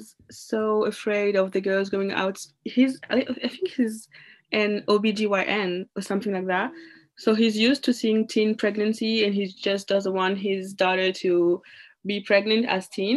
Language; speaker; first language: English; non-native, fluent; French